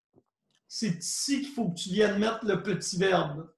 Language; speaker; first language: French; native; French